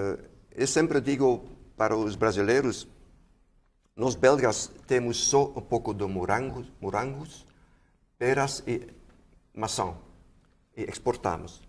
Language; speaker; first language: Portuguese; non-native, fluent; Dutch